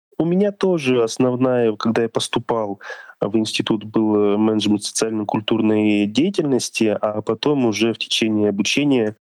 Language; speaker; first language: Russian; native; Russian